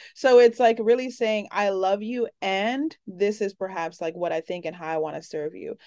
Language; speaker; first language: English; early bilingual, other home language; Spanish